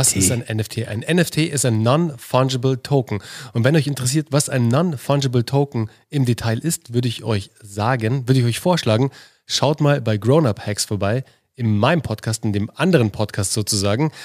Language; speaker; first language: German; native; German